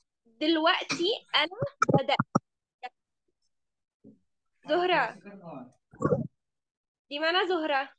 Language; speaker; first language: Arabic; non-native, fluent; Indonesian